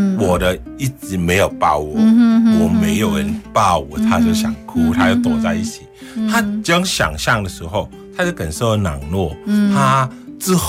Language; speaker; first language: Chinese; native; Chinese